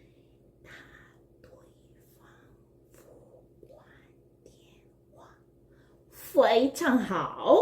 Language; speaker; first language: Chinese; non-native, fluent; Korean